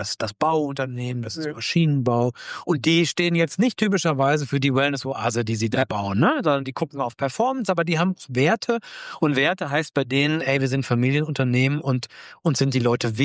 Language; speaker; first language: German; native; German